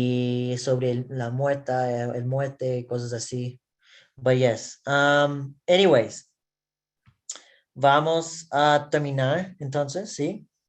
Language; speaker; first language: Spanish; non-native, learner; English